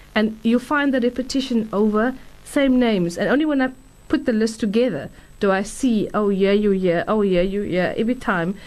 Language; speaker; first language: English; native; English